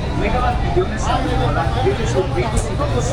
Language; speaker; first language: Spanish; native; Spanish